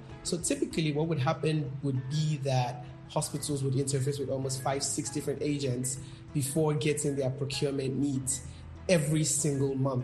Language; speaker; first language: English; non-native, local second language; Yoruba